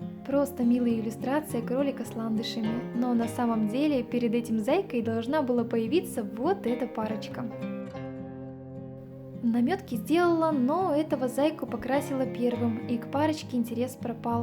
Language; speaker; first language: Russian; native; Russian